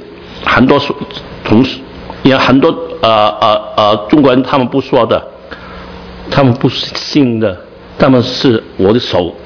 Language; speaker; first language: Chinese; non-native, learner; Cantonese